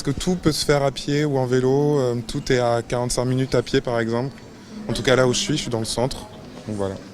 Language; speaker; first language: French; native; French